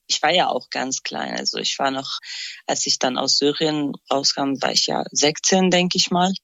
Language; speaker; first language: German; non-native, fluent; Kurdish